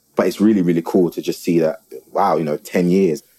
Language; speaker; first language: English; native; English